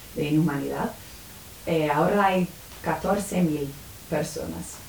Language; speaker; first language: Spanish; non-native, fluent; English